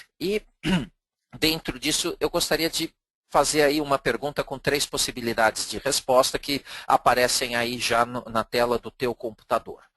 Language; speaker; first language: Portuguese; native; Portuguese